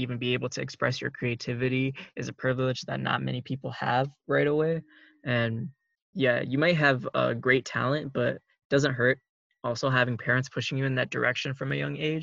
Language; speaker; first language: English; native; English